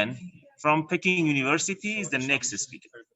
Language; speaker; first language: English; non-native, fluent; Chinese